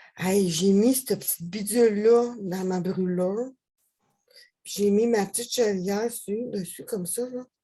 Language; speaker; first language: French; native; French